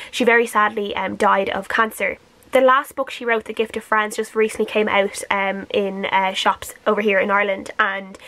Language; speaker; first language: English; native; English